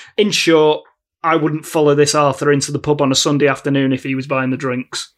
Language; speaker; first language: English; native; English